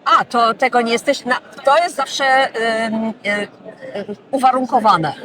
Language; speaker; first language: Polish; native; Polish